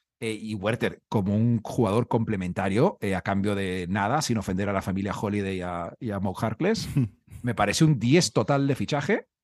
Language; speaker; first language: Spanish; native; Spanish